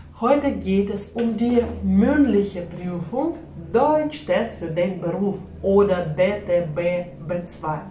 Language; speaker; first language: German; non-native, fluent; Russian